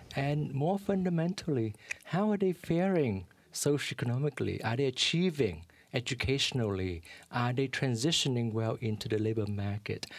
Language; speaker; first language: English; early bilingual, other home language; Vietnamese